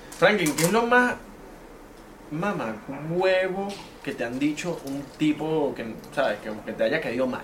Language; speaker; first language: Spanish; native; Spanish